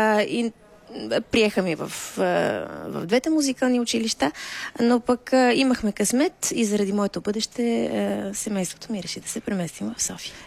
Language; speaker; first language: Bulgarian; native; Bulgarian